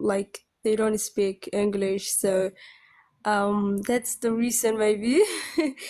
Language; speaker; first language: English; non-native, learner; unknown